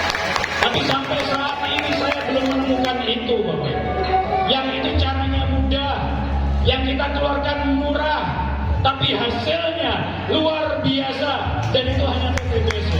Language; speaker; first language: Indonesian; native; Indonesian